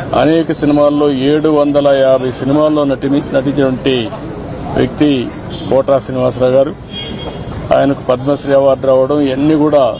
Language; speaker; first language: Telugu; native; Telugu